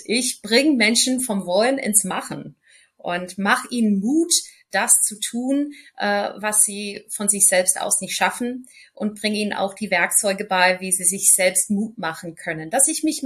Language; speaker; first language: German; non-native, fluent; English